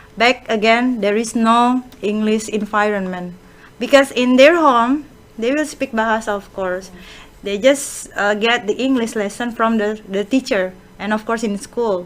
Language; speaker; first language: English; non-native, fluent; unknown